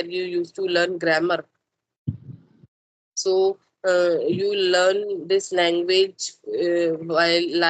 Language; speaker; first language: English; non-native, local second language; Hindi